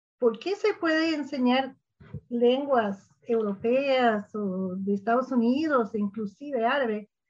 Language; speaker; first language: Spanish; non-native, fluent; English